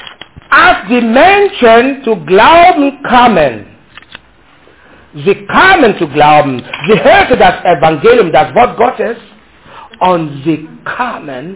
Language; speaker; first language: German; non-native, learner; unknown